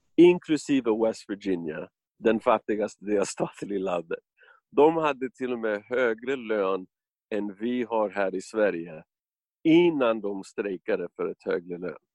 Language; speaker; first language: Swedish; non-native, fluent; English